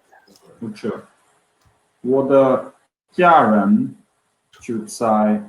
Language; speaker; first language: Chinese; non-native, learner; Swedish